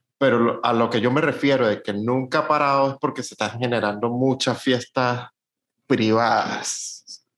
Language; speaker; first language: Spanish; native; Spanish